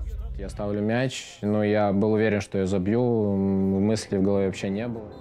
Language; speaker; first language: Russian; native; Russian